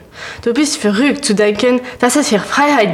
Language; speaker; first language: German; non-native, learner; French